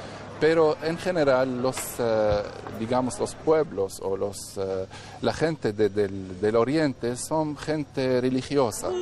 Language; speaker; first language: Spanish; non-native, fluent; Arabic